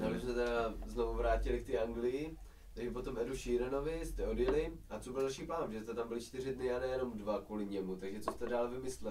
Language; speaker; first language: Czech; native; Czech